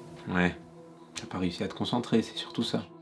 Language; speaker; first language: French; native; French